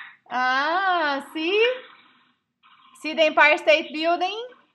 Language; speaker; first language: English; non-native, fluent; Portuguese